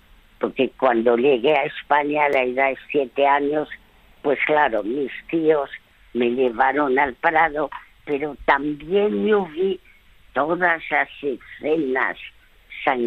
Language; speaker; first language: Spanish; early bilingual, other home language; French